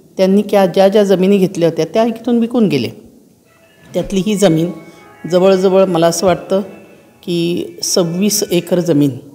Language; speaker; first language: Marathi; native; Marathi